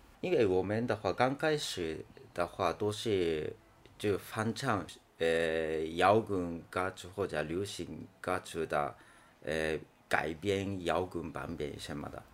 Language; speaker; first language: Chinese; non-native, fluent; Japanese